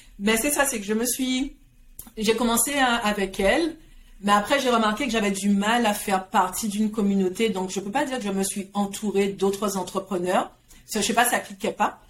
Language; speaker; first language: French; native; French